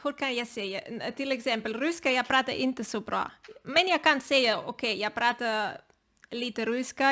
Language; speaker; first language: Swedish; non-native, learner; Spanish